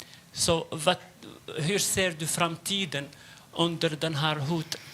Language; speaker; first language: Swedish; non-native, fluent; Arabic